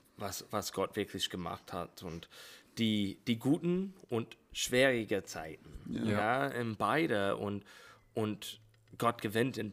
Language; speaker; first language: German; non-native, fluent; English